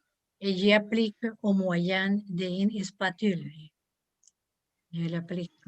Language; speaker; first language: French; non-native, learner; Spanish